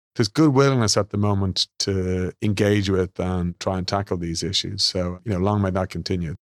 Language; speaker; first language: English; native; English